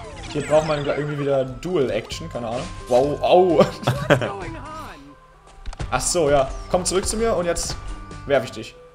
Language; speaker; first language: German; native; German